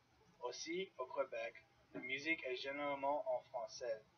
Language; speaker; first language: French; non-native, learner; English